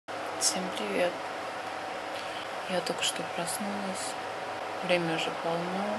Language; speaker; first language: Russian; native; Russian